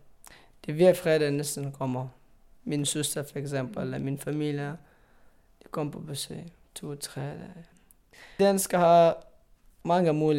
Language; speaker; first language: Danish; non-native, learner; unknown